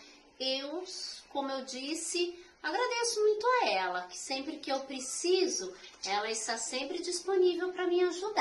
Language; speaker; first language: Portuguese; native; Portuguese